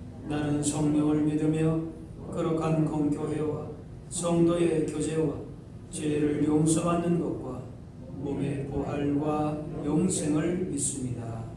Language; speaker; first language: Korean; native; Korean